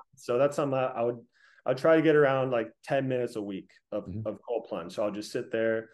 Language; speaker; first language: English; native; English